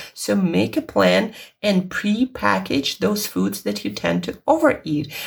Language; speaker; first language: English; non-native, fluent; Russian